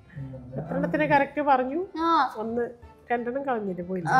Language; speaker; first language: Malayalam; native; Malayalam